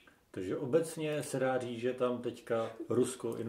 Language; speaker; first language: Czech; native; Czech